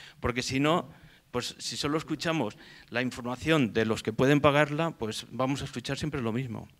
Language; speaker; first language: Spanish; native; Spanish